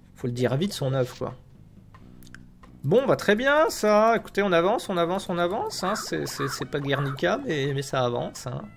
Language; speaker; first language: French; native; French